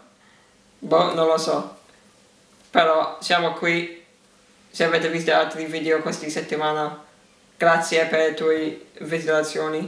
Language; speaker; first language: Italian; early bilingual, heritage; English